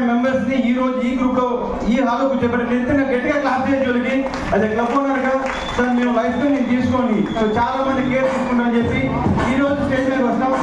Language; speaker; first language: Telugu; native; Telugu